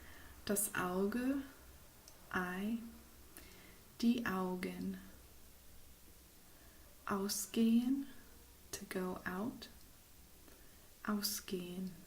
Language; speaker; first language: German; non-native, fluent; English